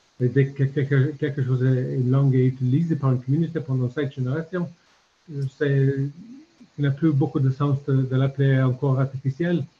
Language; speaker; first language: French; non-native, fluent; English